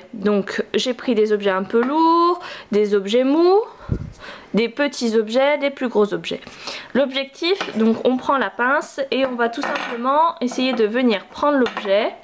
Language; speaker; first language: French; native; French